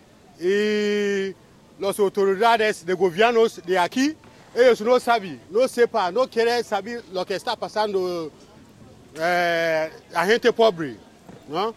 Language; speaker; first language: Spanish; non-native, learner; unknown